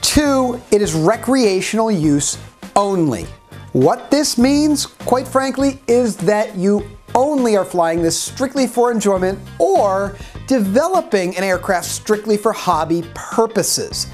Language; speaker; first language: English; native; English